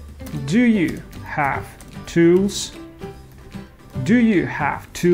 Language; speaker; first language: English; non-native, fluent; Russian